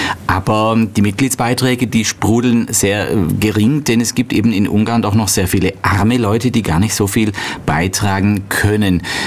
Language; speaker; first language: German; native; German